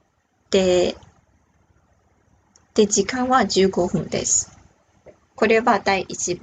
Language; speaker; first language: Japanese; non-native, fluent; Chinese